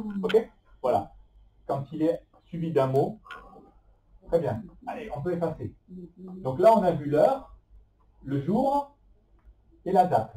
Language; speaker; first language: French; native; French